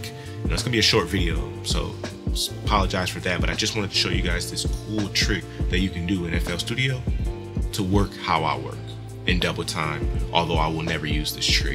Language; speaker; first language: English; native; English